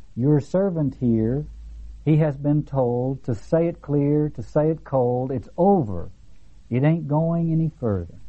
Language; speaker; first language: English; native; English